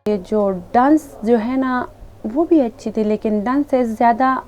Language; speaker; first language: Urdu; non-native, local second language; Pashto